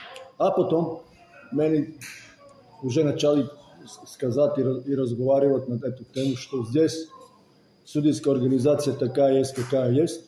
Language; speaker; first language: Russian; non-native, fluent; Serbian